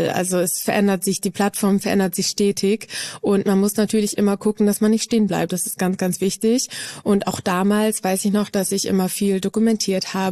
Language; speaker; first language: German; native; German